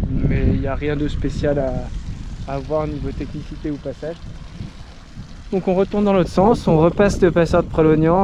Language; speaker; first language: French; native; French